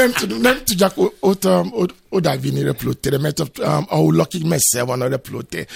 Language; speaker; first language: Hungarian; non-native, fluent; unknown